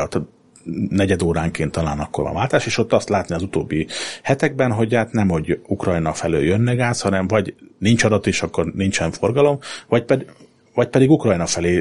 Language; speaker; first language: Hungarian; native; Hungarian